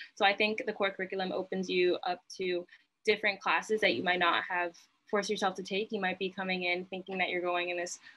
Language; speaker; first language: English; native; English